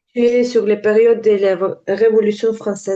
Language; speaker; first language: French; non-native, learner; Ukrainian